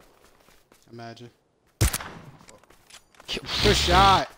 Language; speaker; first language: English; native; English